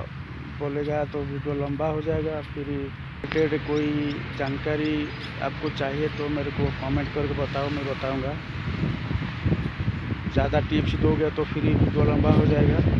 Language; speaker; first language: Hindi; non-native, local second language; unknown